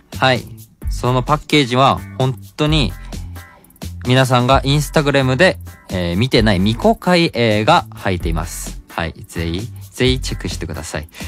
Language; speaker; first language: Japanese; non-native, fluent; Korean